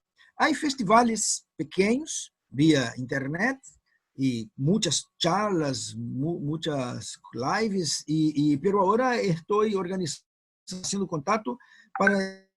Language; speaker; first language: Spanish; non-native, fluent; Portuguese